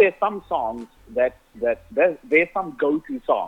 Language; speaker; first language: English; non-native, local second language; Afrikaans